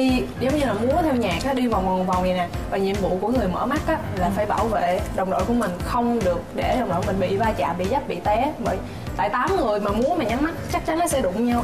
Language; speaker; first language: Vietnamese; native; Vietnamese